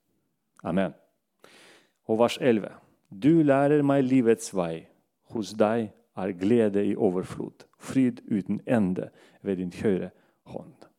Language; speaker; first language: Norwegian; non-native, local second language; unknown